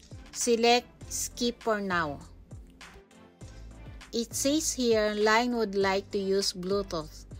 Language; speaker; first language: English; non-native, local second language; Filipino